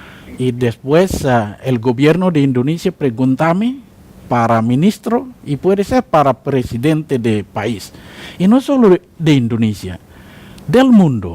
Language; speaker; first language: Spanish; non-native, learner; Indonesian